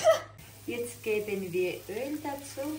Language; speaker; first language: German; non-native, learner; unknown